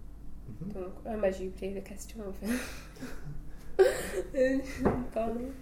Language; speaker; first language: French; non-native, fluent; English